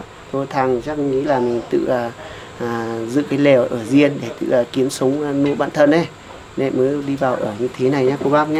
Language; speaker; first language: Vietnamese; native; Vietnamese